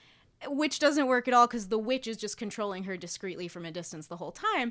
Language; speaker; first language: English; native; English